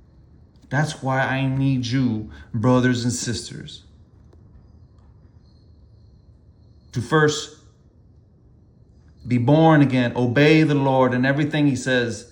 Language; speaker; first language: English; native; English